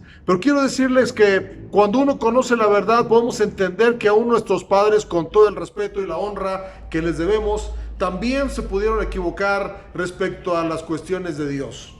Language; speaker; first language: Spanish; native; Spanish